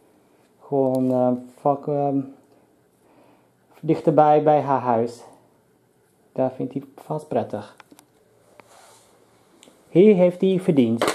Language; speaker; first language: Dutch; non-native, local second language; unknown